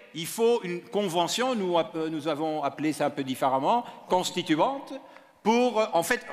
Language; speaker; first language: French; non-native, local second language; Dutch